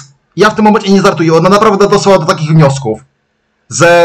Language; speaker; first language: Polish; native; Polish